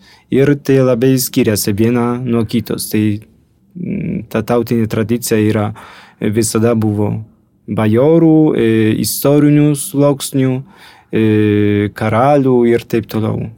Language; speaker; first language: Lithuanian; non-native, fluent; Polish